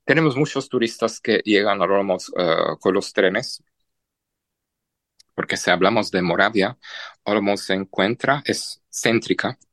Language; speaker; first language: Spanish; non-native, fluent; Czech